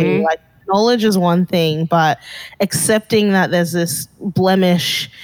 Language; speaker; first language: English; early bilingual, other home language; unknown